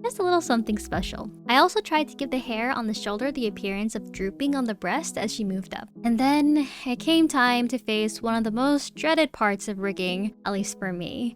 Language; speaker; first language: English; native; English